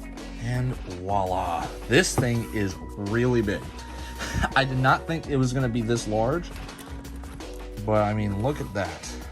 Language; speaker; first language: English; native; English